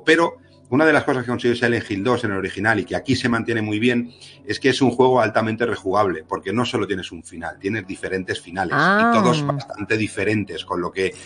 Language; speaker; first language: Spanish; native; Spanish